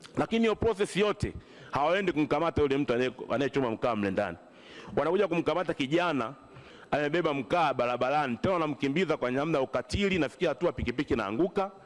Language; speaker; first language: Swahili; native; Swahili